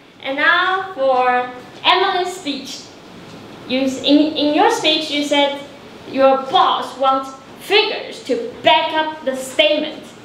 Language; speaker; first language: English; non-native, fluent; Chinese